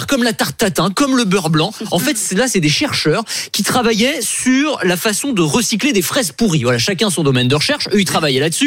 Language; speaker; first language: French; native; French